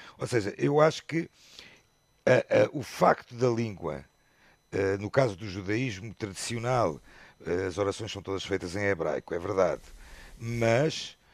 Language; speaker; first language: Portuguese; native; Portuguese